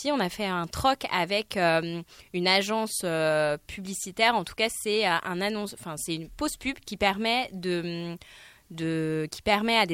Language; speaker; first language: French; native; French